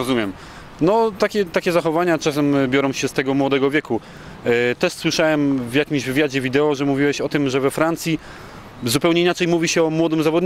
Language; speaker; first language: Polish; native; Polish